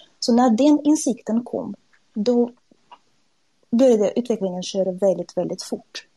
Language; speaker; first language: Swedish; non-native, fluent; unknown